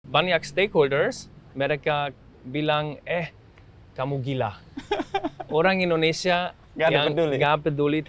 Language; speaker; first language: Indonesian; non-native, fluent; German